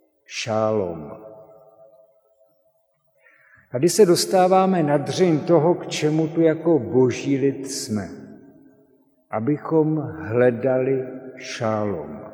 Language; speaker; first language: Czech; native; Czech